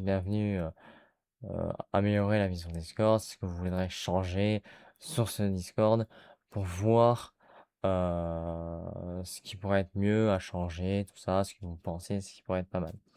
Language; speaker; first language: French; native; French